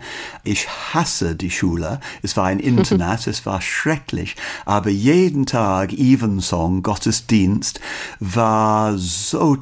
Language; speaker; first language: German; non-native, learner; English